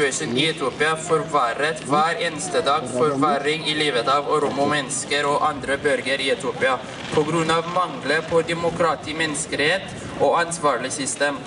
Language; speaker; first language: Norwegian; non-native, fluent; Oromo